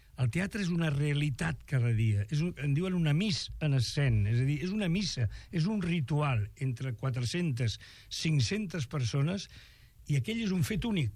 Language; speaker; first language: Catalan; non-native, local second language; Spanish